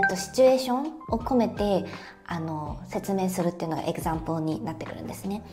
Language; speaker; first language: Japanese; native; Japanese